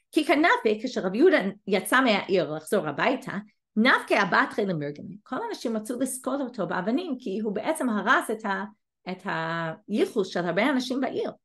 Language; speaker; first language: Hebrew; non-native, fluent; English